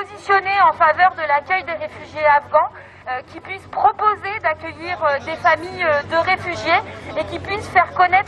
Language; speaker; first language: French; native; French